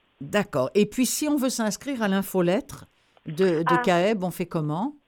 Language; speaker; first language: French; native; French